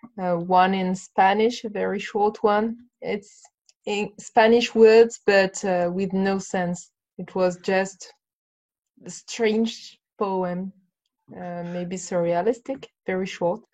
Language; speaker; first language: English; non-native, learner; French